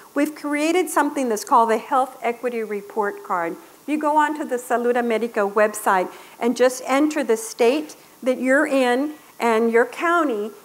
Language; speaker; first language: English; native; English